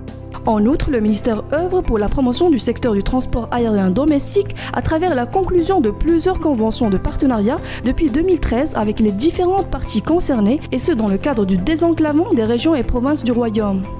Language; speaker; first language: French; non-native, local second language; Arabic